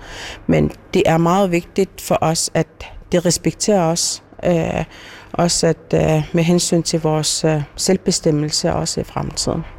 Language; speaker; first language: Danish; non-native, local second language; Kalaallisut